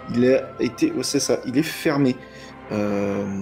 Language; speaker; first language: French; native; French